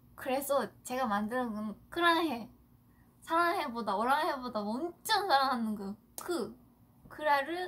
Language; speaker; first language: Korean; non-native, fluent; Japanese